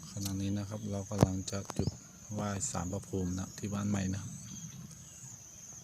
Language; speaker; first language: Thai; native; Thai